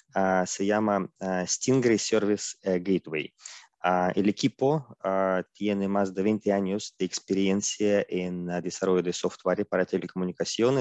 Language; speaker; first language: Spanish; non-native, fluent; Russian